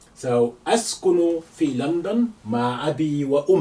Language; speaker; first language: Arabic; non-native, fluent; English